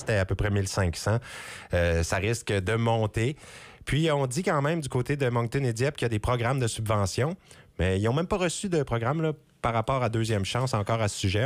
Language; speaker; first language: French; native; French